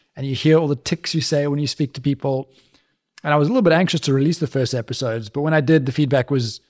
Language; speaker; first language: English; native; English